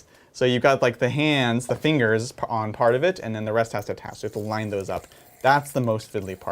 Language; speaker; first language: English; native; English